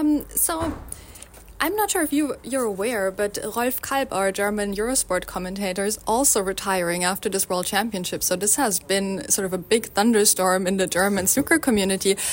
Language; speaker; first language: English; non-native, fluent; German